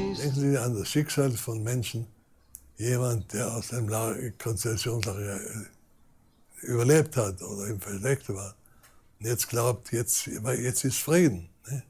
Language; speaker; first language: German; non-native, fluent; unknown